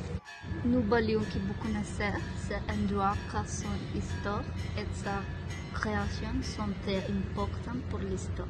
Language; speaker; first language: French; non-native, learner; Spanish